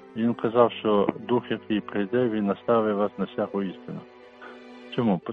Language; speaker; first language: Ukrainian; non-native, local second language; Russian